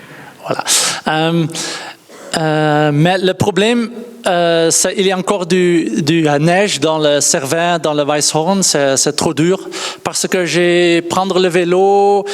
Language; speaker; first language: French; non-native, learner; Dutch